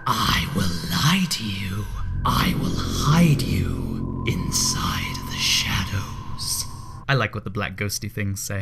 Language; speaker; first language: English; native; English